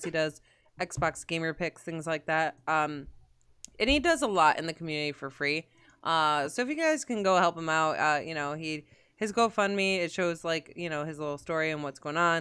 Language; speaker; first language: English; native; English